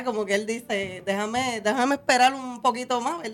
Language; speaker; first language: Spanish; native; Spanish